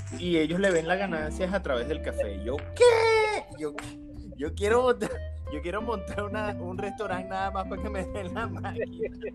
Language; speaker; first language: Spanish; native; Spanish